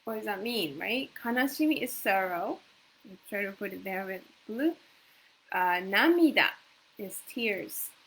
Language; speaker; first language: English; non-native, fluent; Japanese